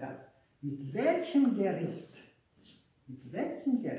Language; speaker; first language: German; non-native, fluent; Hungarian